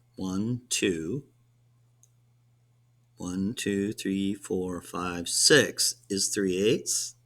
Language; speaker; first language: English; native; English